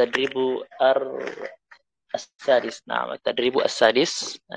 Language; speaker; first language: Arabic; non-native, fluent; Indonesian